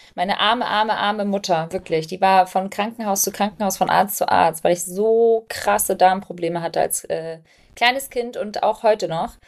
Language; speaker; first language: German; early bilingual, other home language; Albanian